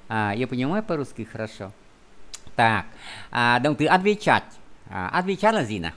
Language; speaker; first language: Russian; non-native, fluent; Vietnamese